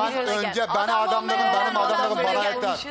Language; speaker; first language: Turkish; native; Turkish